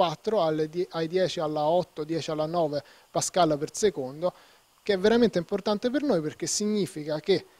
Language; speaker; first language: Italian; native; Italian